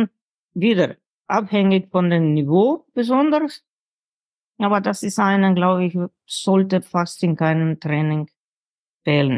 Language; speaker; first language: German; non-native, fluent; Slovenian